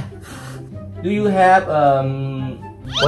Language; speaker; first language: English; non-native, learner; Thai